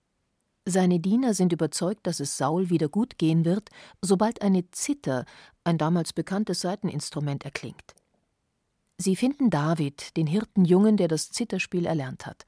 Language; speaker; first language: German; native; German